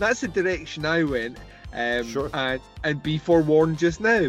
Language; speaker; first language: English; native; English